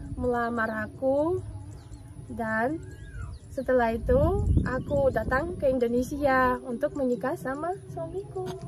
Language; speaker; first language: Indonesian; non-native, fluent; Russian